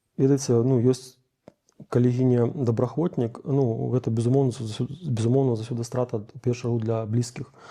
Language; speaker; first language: Belarusian; native; Belarusian